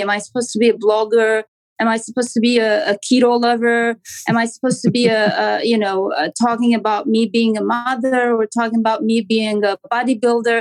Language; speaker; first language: English; non-native, fluent; Romanian